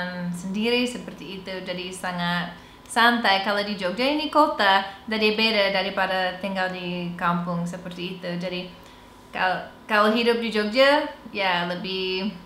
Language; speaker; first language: Indonesian; non-native, fluent; English